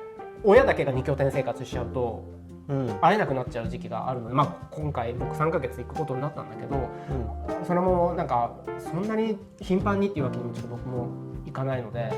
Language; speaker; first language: Japanese; native; Japanese